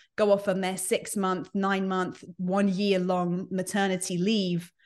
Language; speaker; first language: English; native; English